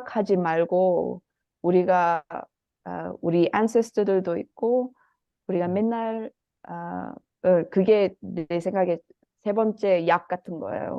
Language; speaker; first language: Korean; early bilingual, heritage; Korean